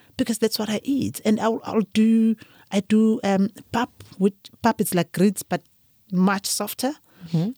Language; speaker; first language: English; non-native, local second language; Zulu